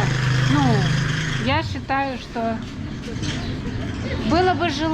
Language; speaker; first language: Russian; native; Russian